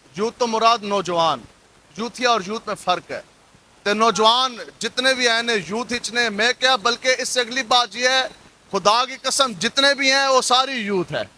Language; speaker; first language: Urdu; non-native, local second language; Punjabi